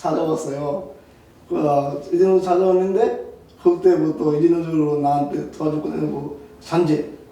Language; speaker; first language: Korean; non-native, learner; Bangla